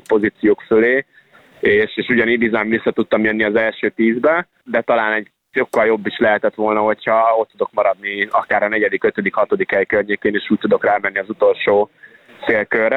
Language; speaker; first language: Hungarian; native; Hungarian